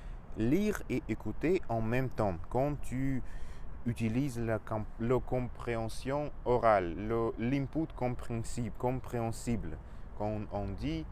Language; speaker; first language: French; non-native, fluent; Russian